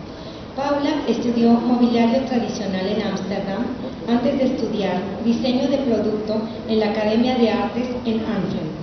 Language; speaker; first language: Spanish; native; Spanish